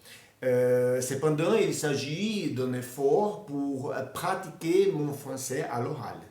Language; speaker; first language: French; non-native, fluent; Portuguese